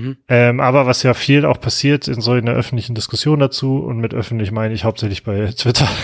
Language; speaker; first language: German; native; German